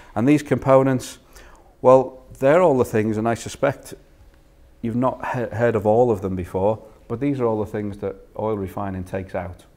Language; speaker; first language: English; native; English